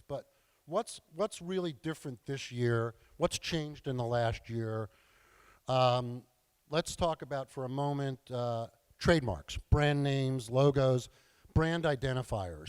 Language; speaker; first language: English; native; English